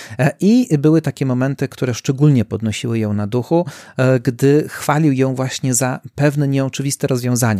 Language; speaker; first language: Polish; native; Polish